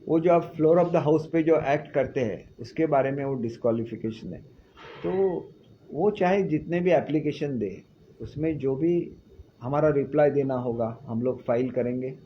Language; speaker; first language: Hindi; non-native, local second language; Marathi